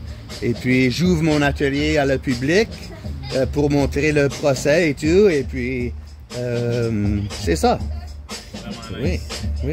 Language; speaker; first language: French; non-native, local second language; English